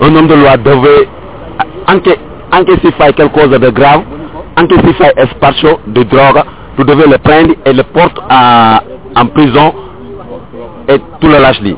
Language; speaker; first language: Italian; non-native, learner; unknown